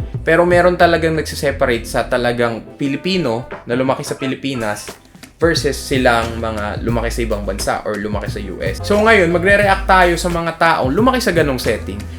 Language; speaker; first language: Filipino; native; Filipino